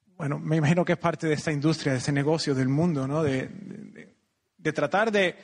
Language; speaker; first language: Spanish; native; Spanish